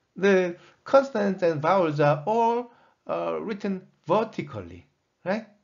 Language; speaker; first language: English; non-native, fluent; Korean